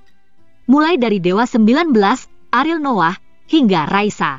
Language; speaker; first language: Indonesian; native; Indonesian